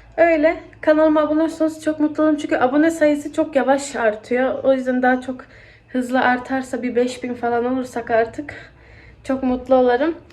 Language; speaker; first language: Turkish; early bilingual, heritage; Turkish